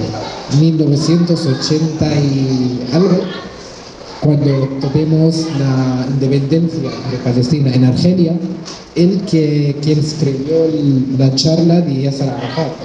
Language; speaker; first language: Spanish; non-native, fluent; Arabic